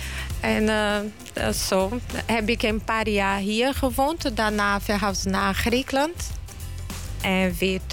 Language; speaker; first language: Dutch; non-native, fluent; Portuguese